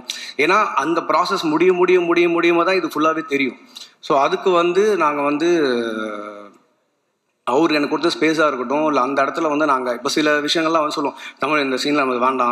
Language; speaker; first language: Tamil; native; Tamil